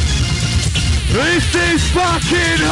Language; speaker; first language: English; native; English